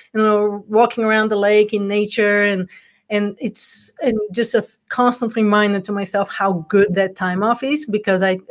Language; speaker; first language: English; non-native, fluent; Bulgarian